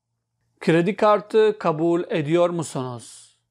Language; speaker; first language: Turkish; non-native, fluent; Urdu